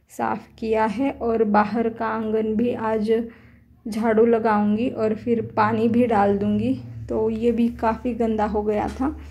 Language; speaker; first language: Hindi; non-native, local second language; Marathi